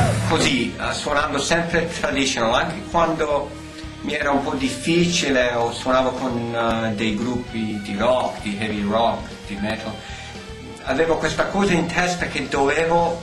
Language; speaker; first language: Italian; early bilingual, heritage; Italian